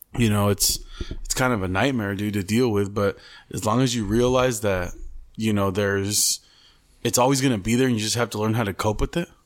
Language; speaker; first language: English; early bilingual, other home language; Spanish